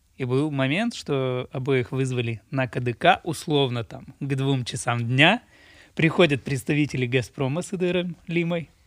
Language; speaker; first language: Russian; native; Russian